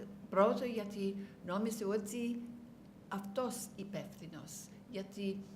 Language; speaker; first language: Greek; non-native, learner; English